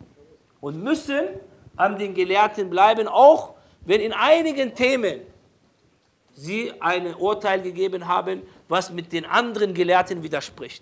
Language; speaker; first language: German; non-native, fluent; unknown